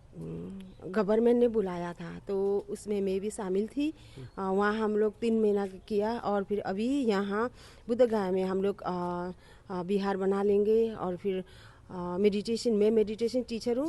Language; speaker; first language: Hindi; non-native, learner; Nepali